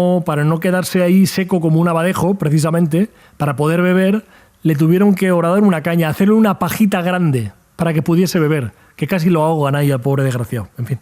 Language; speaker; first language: Spanish; native; Spanish